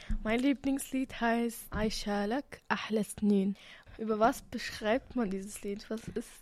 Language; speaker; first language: German; early bilingual, other home language; Arabic